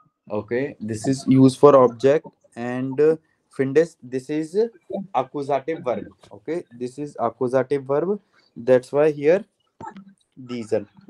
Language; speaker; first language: English; non-native, local second language; Hindi